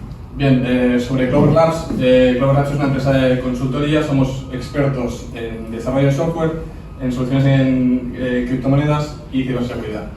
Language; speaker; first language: Spanish; native; Spanish